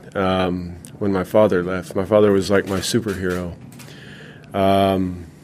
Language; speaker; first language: English; native; English